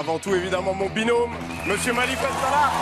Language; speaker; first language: French; native; French